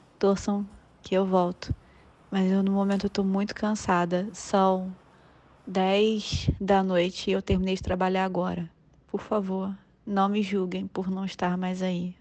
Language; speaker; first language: Portuguese; native; Portuguese